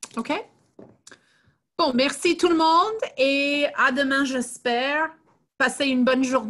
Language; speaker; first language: French; non-native, fluent; English